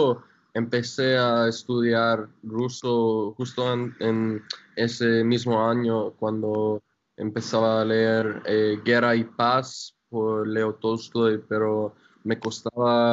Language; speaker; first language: Spanish; non-native, fluent; English